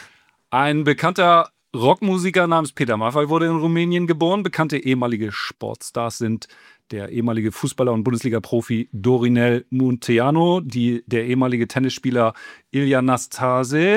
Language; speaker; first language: German; native; German